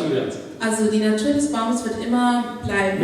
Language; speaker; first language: German; non-native, fluent; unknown